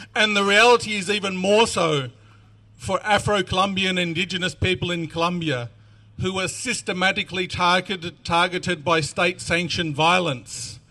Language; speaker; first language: English; native; English